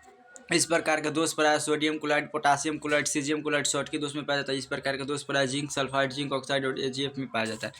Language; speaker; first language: Hindi; native; Hindi